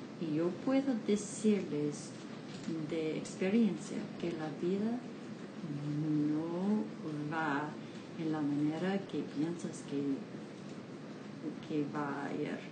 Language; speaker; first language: Spanish; non-native, learner; English